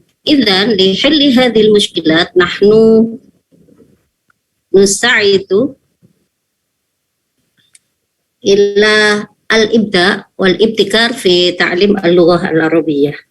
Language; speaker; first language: Arabic; non-native, fluent; Indonesian